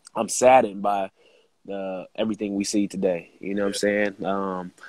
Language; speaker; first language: English; native; English